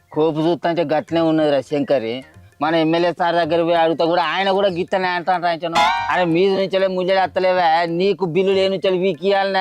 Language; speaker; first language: Telugu; native; Telugu